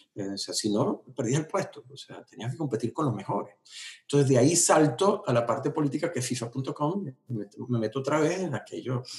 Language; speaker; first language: Spanish; native; Spanish